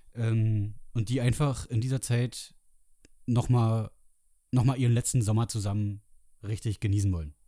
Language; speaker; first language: German; native; German